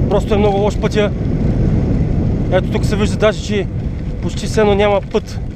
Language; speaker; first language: Bulgarian; native; Bulgarian